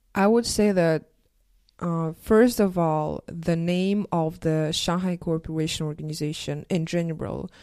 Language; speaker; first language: English; non-native, fluent; Russian